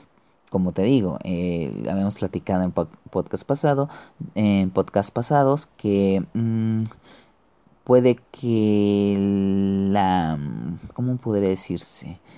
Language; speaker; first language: Spanish; native; Spanish